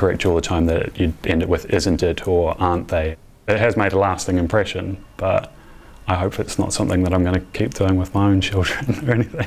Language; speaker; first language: English; native; English